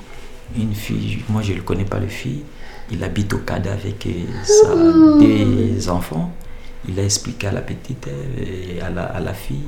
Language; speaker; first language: French; non-native, local second language; Lingala